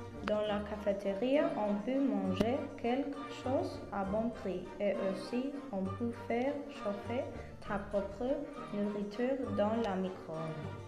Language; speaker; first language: French; non-native, learner; Spanish